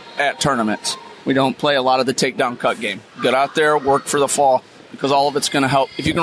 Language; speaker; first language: English; native; English